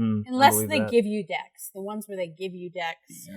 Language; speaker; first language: English; native; English